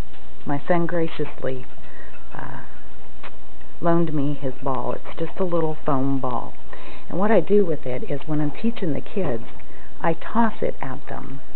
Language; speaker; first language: English; native; English